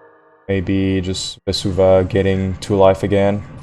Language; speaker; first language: English; non-native, fluent; French